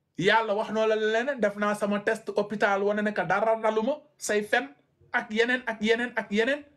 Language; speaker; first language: Wolof; non-native, local second language; Fula